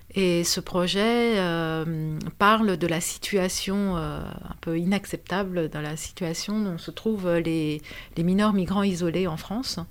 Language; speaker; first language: French; non-native, fluent; Romanian